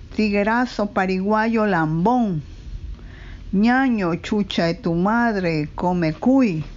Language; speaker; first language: Spanish; native; Spanish